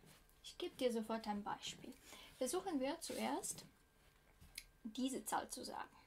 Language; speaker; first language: German; non-native, fluent; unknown